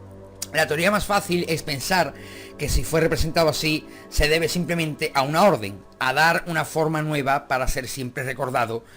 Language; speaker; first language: Spanish; native; Spanish